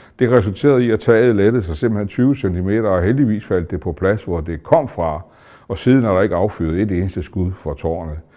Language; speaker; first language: Danish; native; Danish